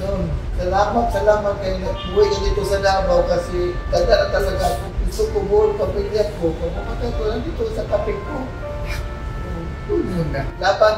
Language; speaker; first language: Filipino; non-native, local second language; Cebuano